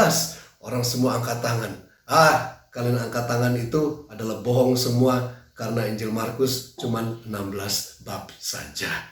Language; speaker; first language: Indonesian; native; Indonesian